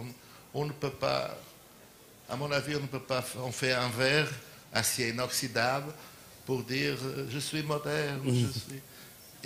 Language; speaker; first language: French; non-native, learner; Portuguese